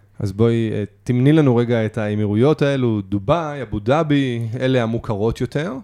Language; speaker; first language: Hebrew; native; Hebrew